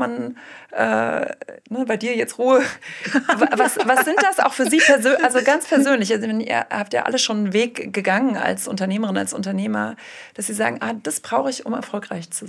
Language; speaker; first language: German; native; German